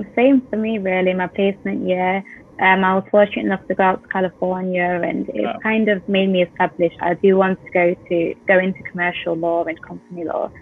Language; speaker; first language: English; native; English